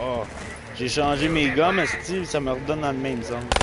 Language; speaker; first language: French; native; French